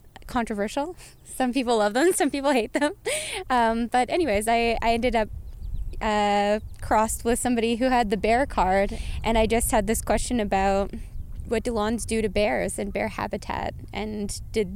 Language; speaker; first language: English; native; English